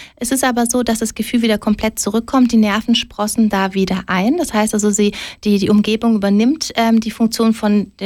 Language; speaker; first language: German; early bilingual, other home language; Greek